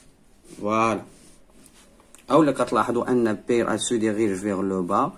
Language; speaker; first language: French; non-native, local second language; Arabic